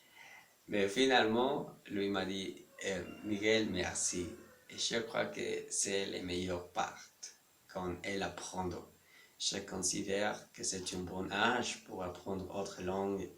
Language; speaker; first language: French; non-native, learner; Spanish